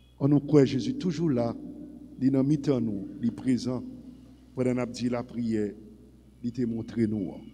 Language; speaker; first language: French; non-native, local second language; Haitian Creole